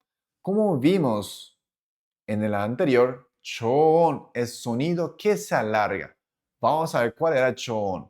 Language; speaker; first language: Spanish; non-native, fluent; Japanese